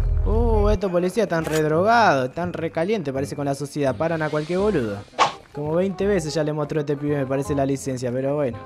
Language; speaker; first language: Spanish; native; Spanish